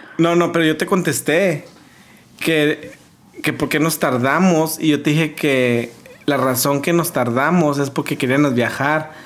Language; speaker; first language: Spanish; early bilingual, heritage; Spanish